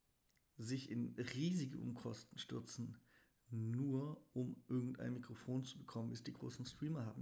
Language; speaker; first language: German; native; German